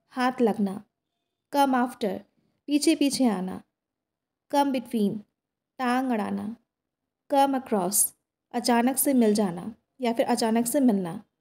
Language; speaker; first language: Hindi; native; Hindi